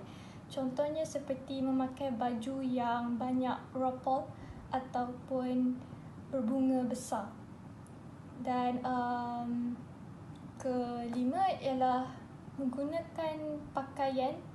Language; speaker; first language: Malay; native; Malay